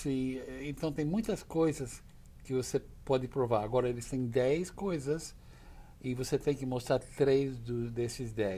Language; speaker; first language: Portuguese; non-native, fluent; English